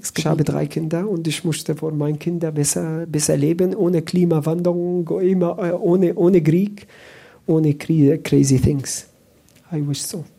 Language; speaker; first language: German; non-native, learner; Arabic